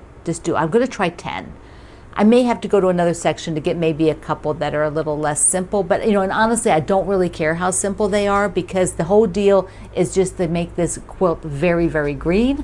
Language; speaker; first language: English; native; English